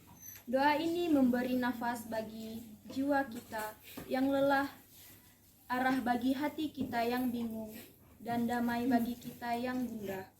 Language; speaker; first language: Indonesian; native; Indonesian